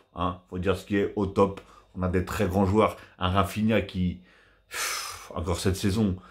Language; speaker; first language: French; native; French